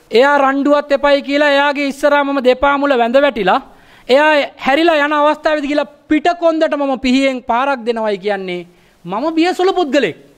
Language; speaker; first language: Sinhala; non-native, local second language; Tamil